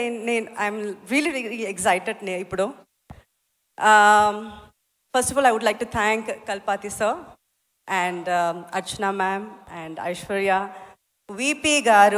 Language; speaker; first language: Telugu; non-native, local second language; Tamil